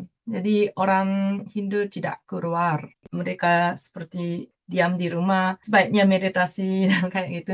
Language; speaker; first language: Indonesian; non-native, fluent; Japanese